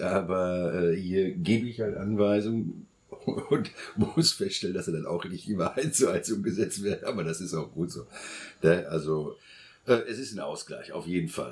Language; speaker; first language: German; native; German